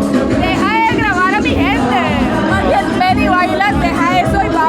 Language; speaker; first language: Spanish; non-native, learner; Korean